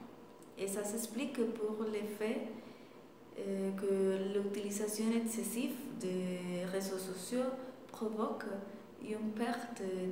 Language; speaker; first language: French; non-native, fluent; Spanish